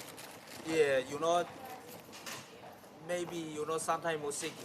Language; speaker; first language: English; non-native, learner; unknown